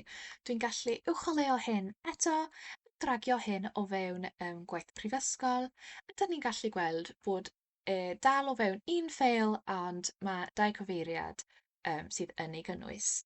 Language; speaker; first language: Welsh; non-native, fluent; English